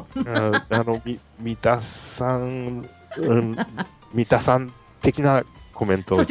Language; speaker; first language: Japanese; native; Japanese